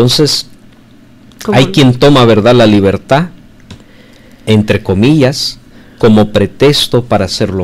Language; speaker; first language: Spanish; native; Spanish